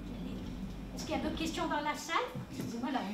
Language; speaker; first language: French; native; French